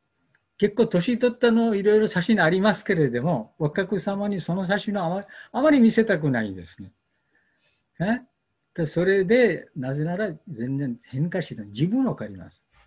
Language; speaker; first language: Japanese; non-native, learner; Bangla